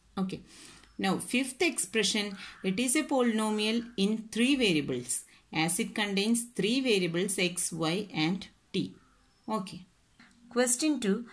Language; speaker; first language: English; non-native, local second language; Malayalam